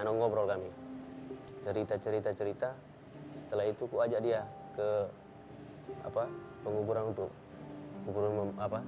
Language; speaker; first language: Indonesian; native; Indonesian